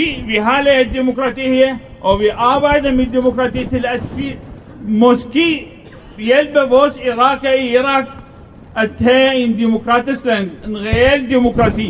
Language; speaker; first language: Danish; non-native, learner; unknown